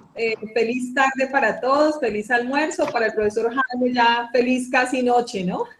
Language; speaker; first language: Spanish; native; Spanish